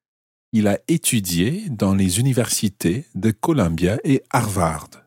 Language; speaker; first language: French; non-native, fluent; English